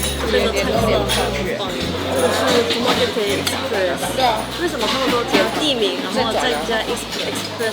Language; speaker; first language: Chinese; non-native, fluent; Korean